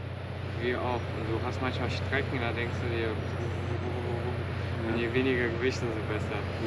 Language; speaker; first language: German; non-native, fluent; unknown